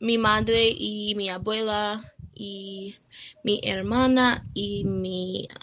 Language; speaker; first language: Spanish; non-native, learner; English